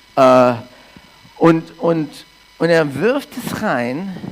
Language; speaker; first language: German; early bilingual, heritage; English